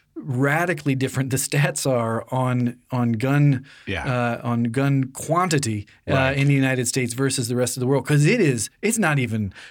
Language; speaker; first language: English; native; English